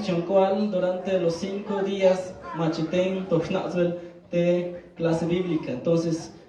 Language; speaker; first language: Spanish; non-native, local second language; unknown